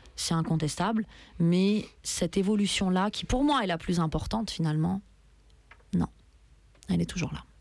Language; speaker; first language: French; early bilingual, other home language; Persian